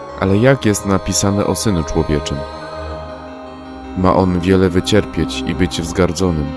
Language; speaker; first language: Polish; native; Polish